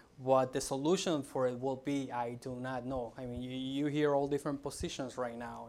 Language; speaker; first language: English; non-native, fluent; Spanish